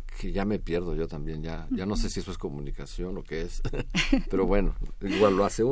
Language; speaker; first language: Spanish; native; Spanish